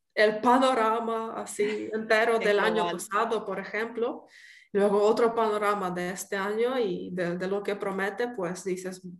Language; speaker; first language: Spanish; non-native, fluent; Ukrainian